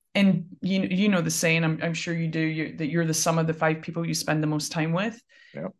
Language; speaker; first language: English; native; English